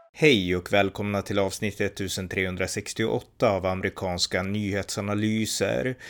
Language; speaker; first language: Swedish; native; Swedish